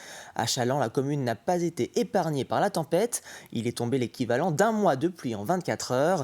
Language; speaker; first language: French; native; French